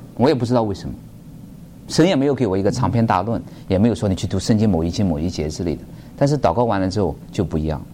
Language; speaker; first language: Chinese; native; Chinese